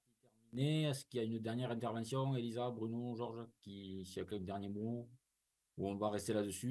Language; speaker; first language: French; native; French